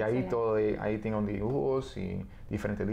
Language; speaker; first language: Spanish; early bilingual, heritage; Spanish